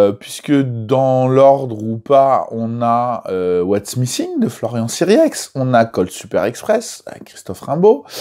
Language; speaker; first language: French; native; French